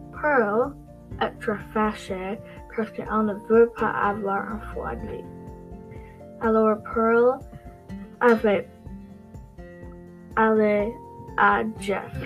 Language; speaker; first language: French; non-native, learner; English